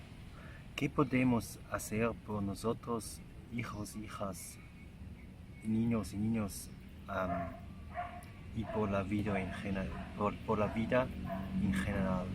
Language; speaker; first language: Spanish; non-native, learner; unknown